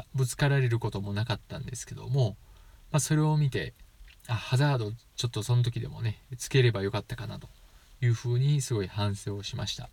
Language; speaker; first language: Japanese; native; Japanese